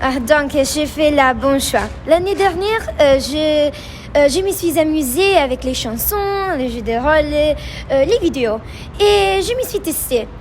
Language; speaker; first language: French; non-native, learner; Italian